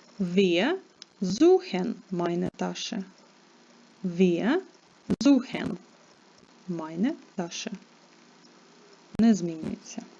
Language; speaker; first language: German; non-native, fluent; Ukrainian